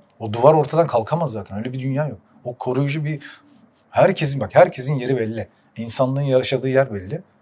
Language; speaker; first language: Turkish; early bilingual, heritage; Turkish